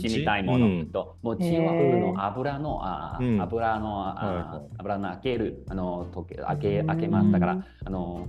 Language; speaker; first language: Japanese; non-native, learner; Chinese